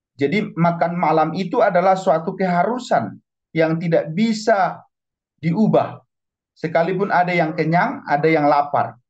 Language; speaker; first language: Indonesian; non-native, local second language; Batak Toba